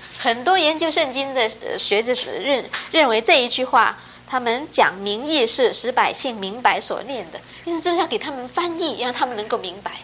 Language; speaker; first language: Chinese; non-native, local second language; Cantonese